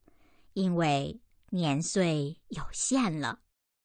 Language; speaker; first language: Chinese; native; Chinese